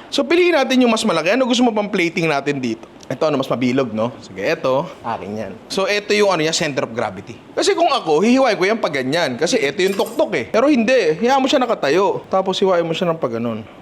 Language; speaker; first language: Filipino; native; Filipino